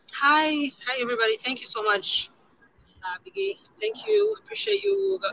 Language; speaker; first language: English; non-native, fluent; Tigrinya